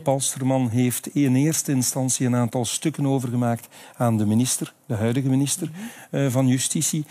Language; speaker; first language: Dutch; native; Dutch